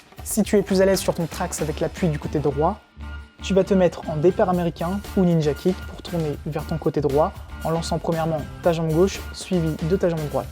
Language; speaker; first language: French; native; French